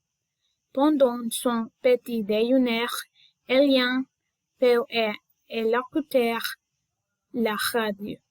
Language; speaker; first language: French; non-native, learner; Spanish